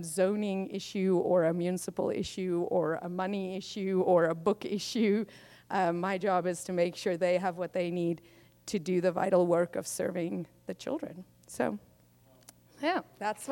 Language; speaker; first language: English; non-native, local second language; Afrikaans